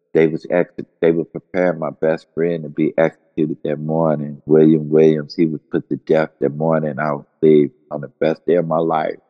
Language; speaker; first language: English; native; English